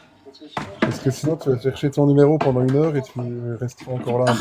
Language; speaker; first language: French; native; French